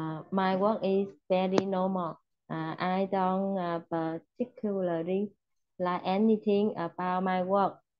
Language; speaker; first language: English; non-native, learner; Vietnamese